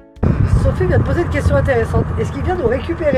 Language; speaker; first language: French; native; French